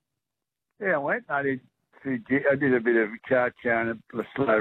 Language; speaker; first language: English; native; English